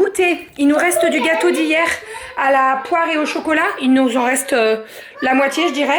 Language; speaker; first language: French; native; French